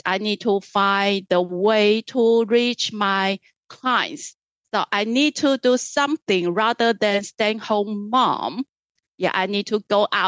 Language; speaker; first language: English; non-native, fluent; Chinese